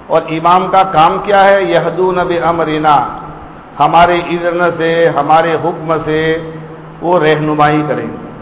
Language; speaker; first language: Urdu; non-native, local second language; Gujarati